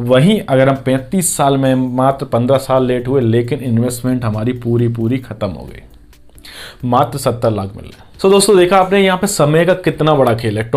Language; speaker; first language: Hindi; native; Hindi